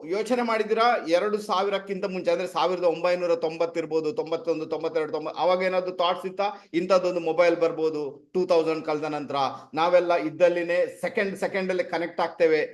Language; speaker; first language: Kannada; non-native, local second language; Tulu